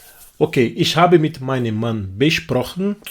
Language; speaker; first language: German; non-native, fluent; Portuguese